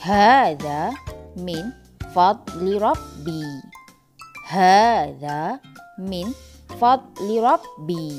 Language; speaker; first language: Arabic; non-native, fluent; Malay